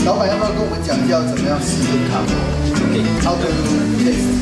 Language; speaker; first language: Chinese; native; Chinese